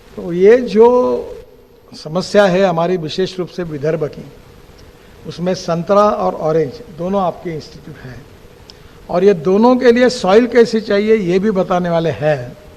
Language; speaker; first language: Hindi; non-native, local second language; Marathi